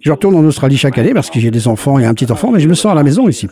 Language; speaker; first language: French; native; French